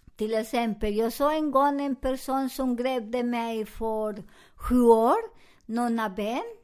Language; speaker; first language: Swedish; non-native, learner; Spanish